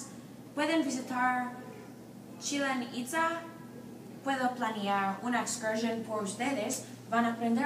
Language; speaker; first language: Spanish; non-native, learner; English